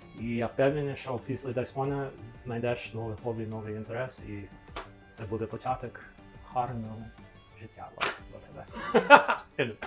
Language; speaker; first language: Ukrainian; non-native, fluent; English